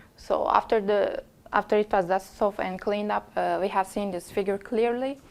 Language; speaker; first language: English; non-native, fluent; Turkish